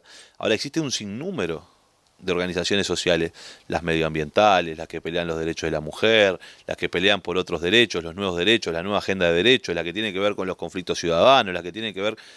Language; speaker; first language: Spanish; native; Spanish